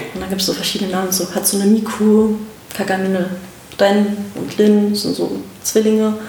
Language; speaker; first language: German; early bilingual, other home language; Russian